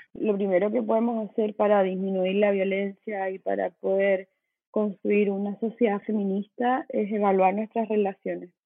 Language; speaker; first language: Spanish; native; Spanish